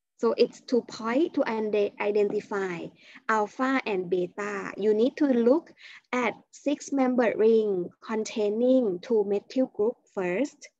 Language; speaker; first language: English; non-native, fluent; Thai